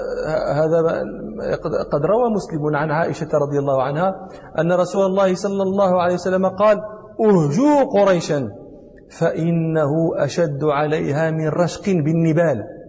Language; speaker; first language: Arabic; native; Arabic